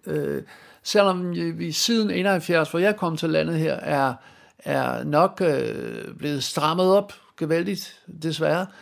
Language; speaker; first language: Danish; non-native, fluent; Dutch